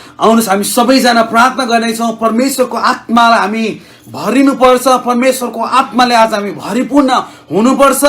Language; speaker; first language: Nepali; native; Nepali